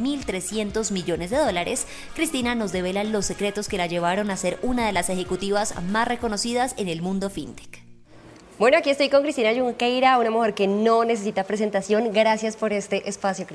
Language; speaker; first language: Spanish; native; Spanish